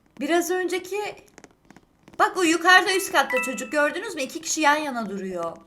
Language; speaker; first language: Turkish; native; Turkish